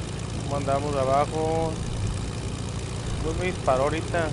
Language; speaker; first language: Spanish; native; Spanish